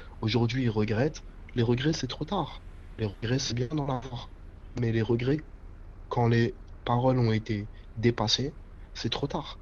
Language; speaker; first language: French; native; French